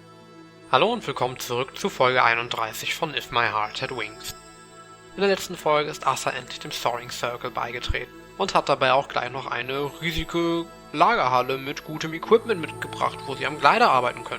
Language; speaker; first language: German; native; German